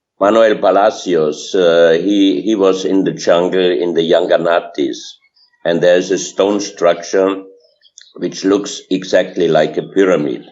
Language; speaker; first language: English; non-native, fluent; German